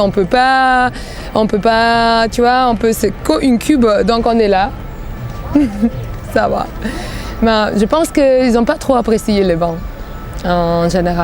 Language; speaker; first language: French; non-native, fluent; Bulgarian